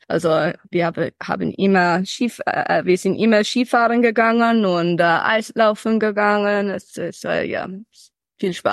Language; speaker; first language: German; early bilingual, heritage; English